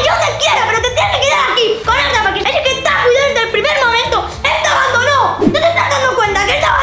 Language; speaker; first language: Spanish; native; Spanish